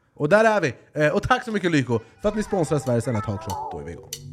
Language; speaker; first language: Swedish; native; Swedish